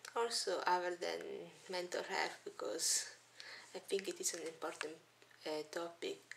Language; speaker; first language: English; early bilingual, other home language; Italian